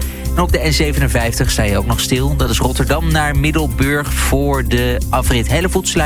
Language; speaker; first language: Dutch; native; Dutch